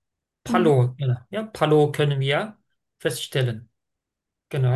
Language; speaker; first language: German; non-native, learner; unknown